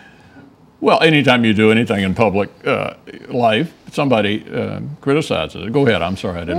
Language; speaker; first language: English; native; English